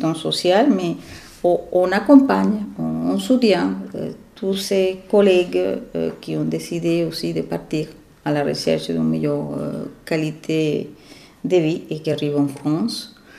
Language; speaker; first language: French; non-native, fluent; Spanish